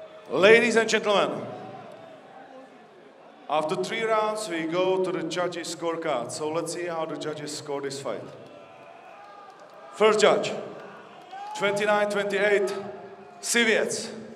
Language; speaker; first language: English; non-native, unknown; Czech